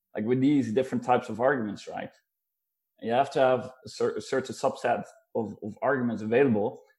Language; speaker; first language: English; non-native, fluent; Dutch